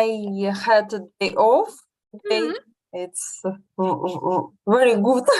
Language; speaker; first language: English; non-native, learner; Russian